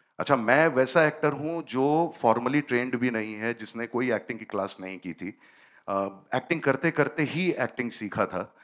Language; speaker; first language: Hindi; native; Hindi